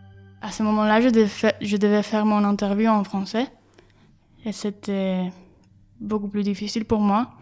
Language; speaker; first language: French; non-native, learner; Spanish